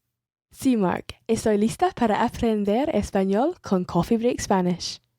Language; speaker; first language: Spanish; non-native, learner; English